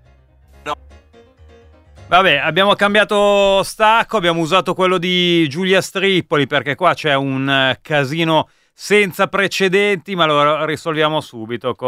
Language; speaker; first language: Italian; native; Italian